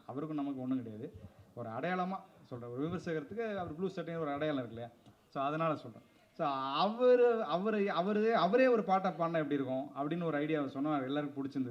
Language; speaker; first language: Tamil; native; Tamil